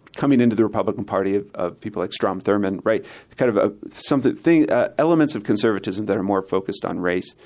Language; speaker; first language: English; native; English